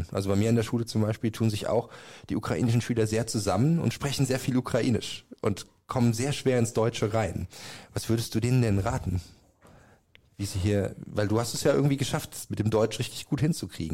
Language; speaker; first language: German; native; German